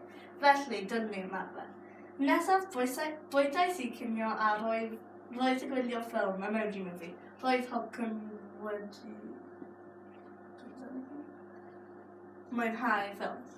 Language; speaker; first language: Welsh; non-native, local second language; English